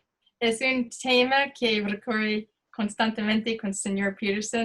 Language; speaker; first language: Spanish; non-native, fluent; English